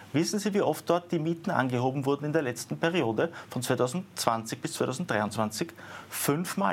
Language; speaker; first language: German; native; German